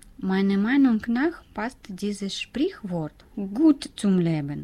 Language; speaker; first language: German; non-native, learner; Russian